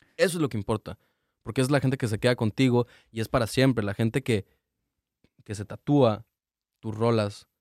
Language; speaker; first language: Spanish; native; Spanish